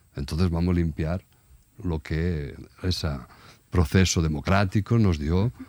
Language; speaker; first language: Spanish; native; Spanish